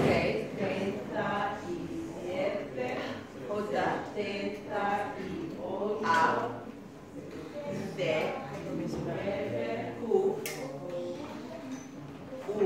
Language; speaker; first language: Spanish; non-native, learner; English